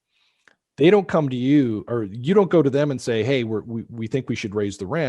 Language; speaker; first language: English; native; English